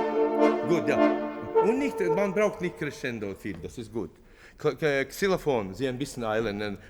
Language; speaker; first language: German; non-native, fluent; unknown